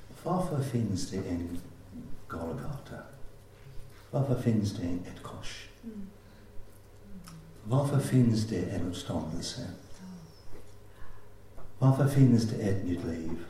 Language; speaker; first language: Swedish; non-native, fluent; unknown